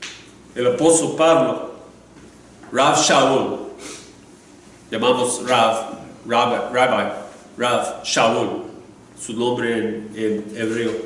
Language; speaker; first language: Spanish; non-native, learner; English